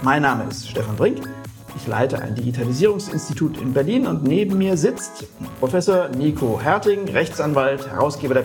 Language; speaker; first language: German; native; German